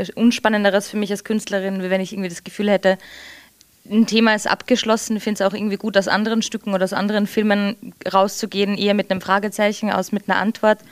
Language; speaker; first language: German; early bilingual, heritage; English